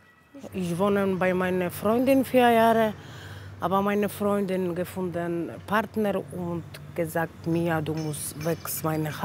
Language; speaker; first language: German; non-native, learner; Polish